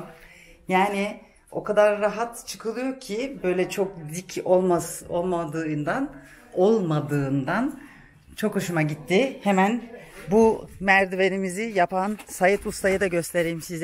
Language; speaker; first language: Turkish; early bilingual, heritage; Turkish